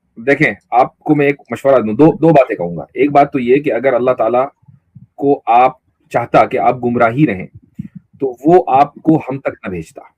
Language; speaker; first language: Urdu; native; Urdu